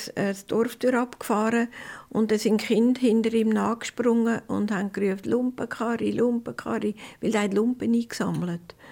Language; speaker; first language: German; native; German